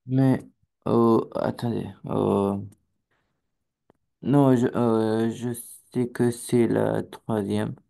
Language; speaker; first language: French; non-native, learner; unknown